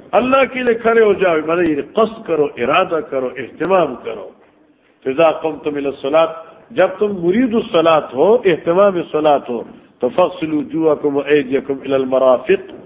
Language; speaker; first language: Urdu; non-native, local second language; Northern Hindko